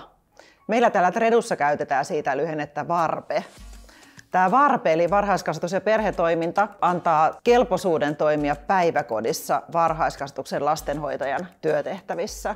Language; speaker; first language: Finnish; native; Finnish